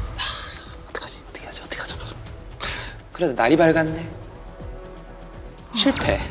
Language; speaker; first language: Korean; native; Korean